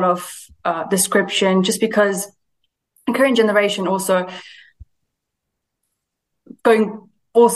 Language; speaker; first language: English; early bilingual, other home language; German